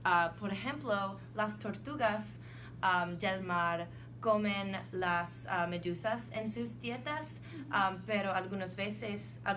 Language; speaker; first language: Spanish; non-native, learner; English